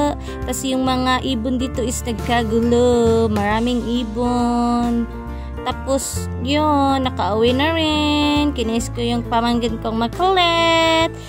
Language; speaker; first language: Filipino; non-native, local second language; Cebuano